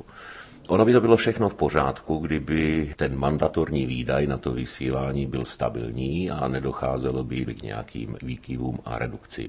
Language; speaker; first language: Czech; native; Czech